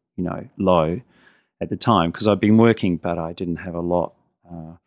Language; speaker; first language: English; native; English